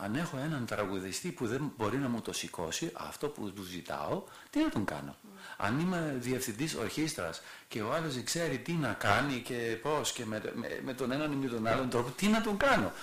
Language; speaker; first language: Greek; non-native, fluent; German